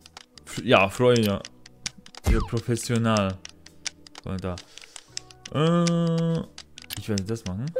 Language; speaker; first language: German; non-native, learner; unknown